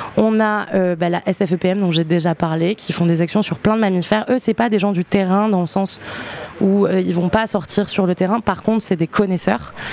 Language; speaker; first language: French; native; French